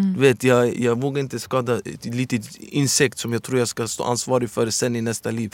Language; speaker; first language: Swedish; early bilingual, other home language; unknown